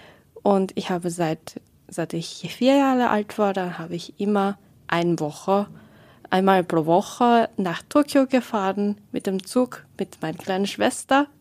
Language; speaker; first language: German; non-native, learner; Japanese